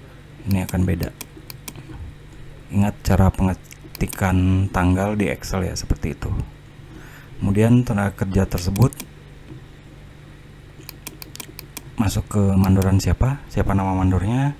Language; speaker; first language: Indonesian; native; Indonesian